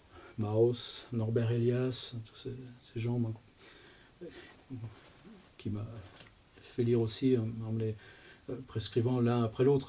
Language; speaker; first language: French; native; French